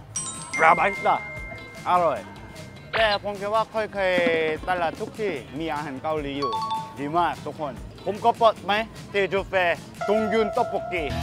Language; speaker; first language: Thai; non-native, fluent; Korean